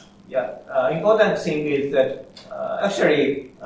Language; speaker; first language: English; non-native, fluent; Japanese